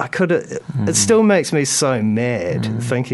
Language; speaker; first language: English; native; English